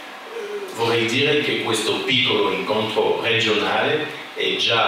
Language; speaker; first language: Italian; non-native, fluent; French